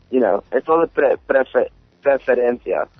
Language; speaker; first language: Spanish; early bilingual, heritage; English